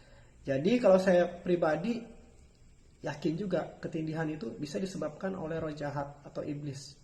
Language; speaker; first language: Indonesian; native; Indonesian